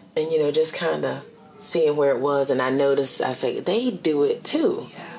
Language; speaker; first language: English; native; English